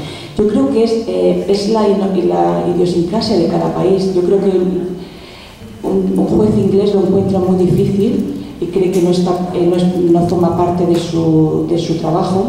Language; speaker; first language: Spanish; native; Spanish